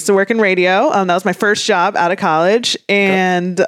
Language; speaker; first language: English; native; English